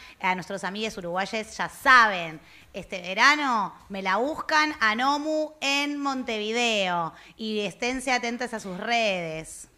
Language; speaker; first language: Spanish; native; Spanish